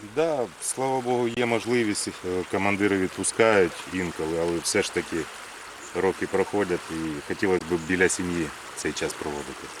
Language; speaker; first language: Ukrainian; native; Ukrainian